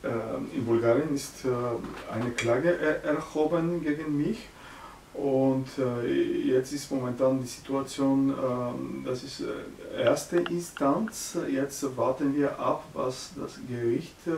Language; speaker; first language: German; non-native, learner; Bulgarian